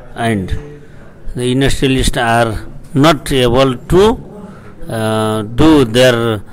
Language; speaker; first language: English; non-native, local second language; Nepali